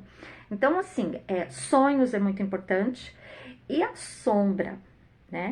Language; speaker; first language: Portuguese; native; Portuguese